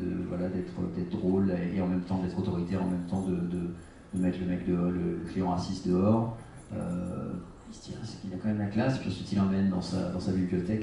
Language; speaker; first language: French; native; French